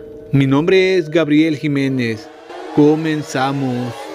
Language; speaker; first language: Spanish; native; Spanish